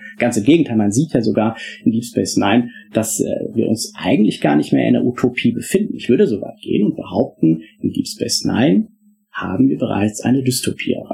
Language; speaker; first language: German; native; German